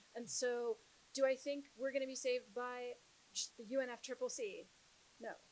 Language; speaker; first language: English; native; English